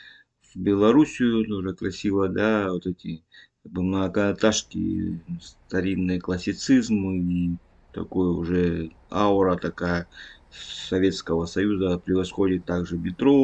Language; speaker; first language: Russian; native; Russian